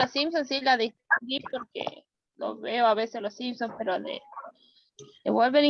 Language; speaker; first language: Spanish; native; Spanish